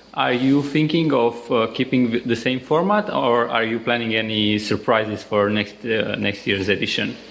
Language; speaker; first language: English; non-native, fluent; Romanian